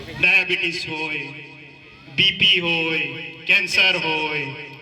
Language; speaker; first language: Gujarati; non-native, local second language; Vasavi